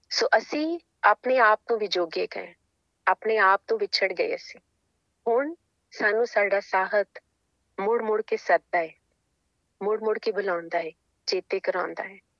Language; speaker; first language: Punjabi; native; Punjabi